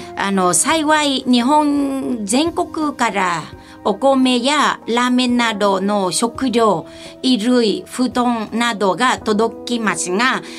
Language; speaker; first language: Japanese; non-native, fluent; Vietnamese